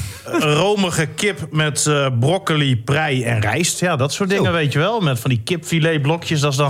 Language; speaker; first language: Dutch; native; Dutch